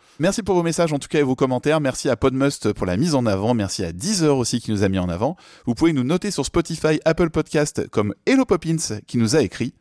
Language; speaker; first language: French; native; French